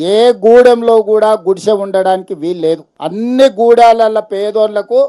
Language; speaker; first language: Telugu; native; Telugu